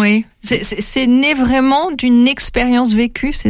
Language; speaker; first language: French; native; French